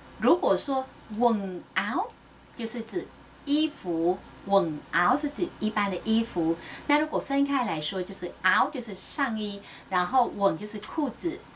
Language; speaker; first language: Chinese; non-native, fluent; Vietnamese